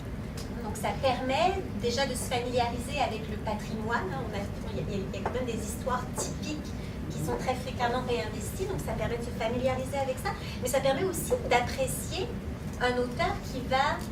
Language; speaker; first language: French; native; French